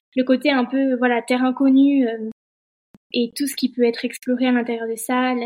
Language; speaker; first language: French; native; French